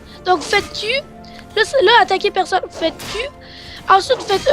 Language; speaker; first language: French; native; French